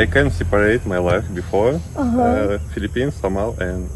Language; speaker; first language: English; non-native, learner; Russian